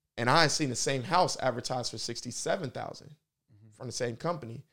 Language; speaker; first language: English; native; English